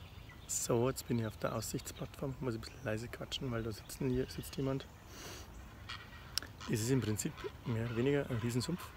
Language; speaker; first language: German; native; German